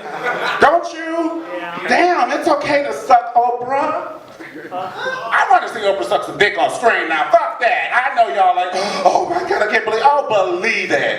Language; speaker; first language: English; native; English